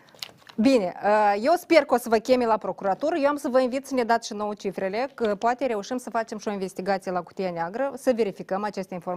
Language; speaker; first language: Romanian; native; Romanian